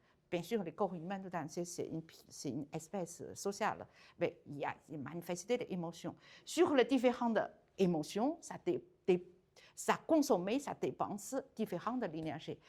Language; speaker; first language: French; non-native, learner; Chinese